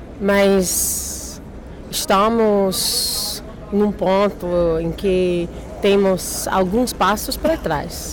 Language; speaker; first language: Portuguese; non-native, learner; English